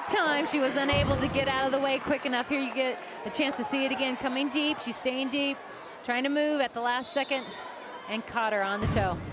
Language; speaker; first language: English; native; English